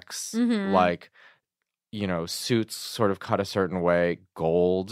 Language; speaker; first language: English; native; English